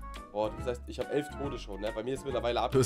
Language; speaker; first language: German; native; German